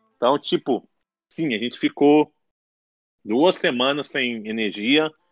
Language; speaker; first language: Portuguese; native; Portuguese